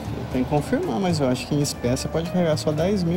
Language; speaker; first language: Portuguese; native; Portuguese